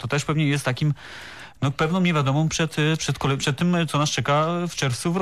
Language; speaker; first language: Polish; native; Polish